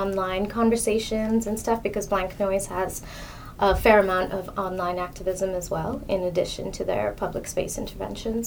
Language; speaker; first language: English; non-native, local second language; Hindi